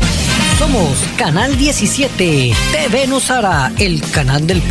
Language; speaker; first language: Spanish; native; Spanish